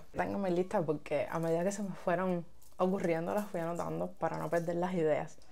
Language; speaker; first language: Spanish; native; Spanish